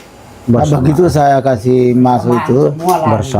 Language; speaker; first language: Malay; non-native, local second language; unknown